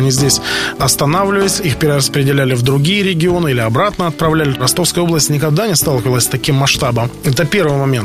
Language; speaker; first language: Russian; native; Russian